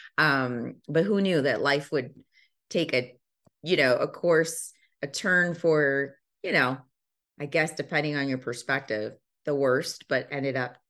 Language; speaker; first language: English; early bilingual, other home language; Lingala